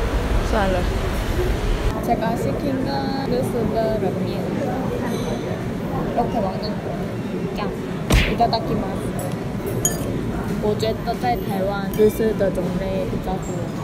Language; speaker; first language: Chinese; non-native, learner; Korean